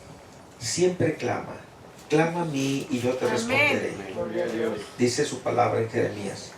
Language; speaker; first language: Spanish; native; Spanish